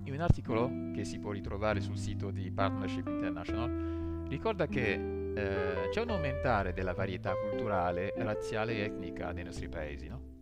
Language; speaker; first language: Italian; non-native, fluent; French